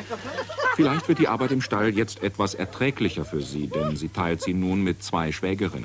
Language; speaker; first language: German; native; German